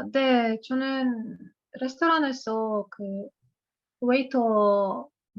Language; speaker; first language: Korean; non-native, learner; Russian